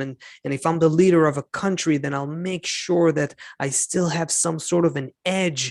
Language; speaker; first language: English; non-native, fluent; Hebrew